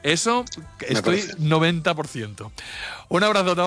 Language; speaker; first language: Spanish; native; Spanish